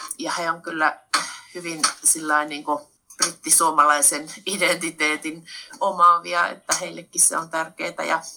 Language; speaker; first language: Finnish; native; Finnish